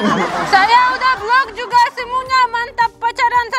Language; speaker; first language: Indonesian; non-native, learner; Russian